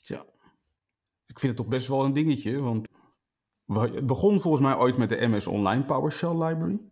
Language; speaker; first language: Dutch; native; Dutch